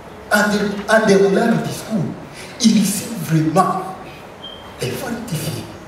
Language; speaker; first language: French; non-native, local second language; Rundi